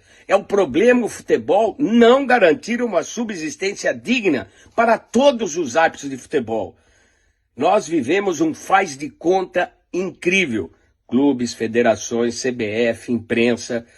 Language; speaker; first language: Portuguese; native; Portuguese